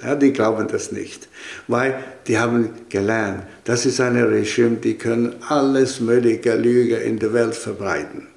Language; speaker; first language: German; non-native, fluent; Chinese